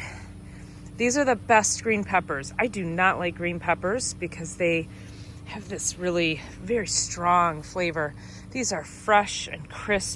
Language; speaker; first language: English; native; English